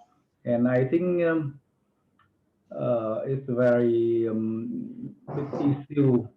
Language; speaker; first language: English; non-native, fluent; Vietnamese